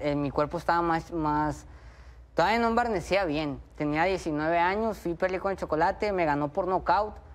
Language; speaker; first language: Spanish; native; Spanish